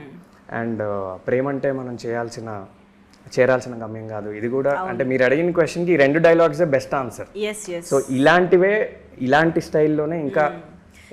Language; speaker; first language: Telugu; native; Telugu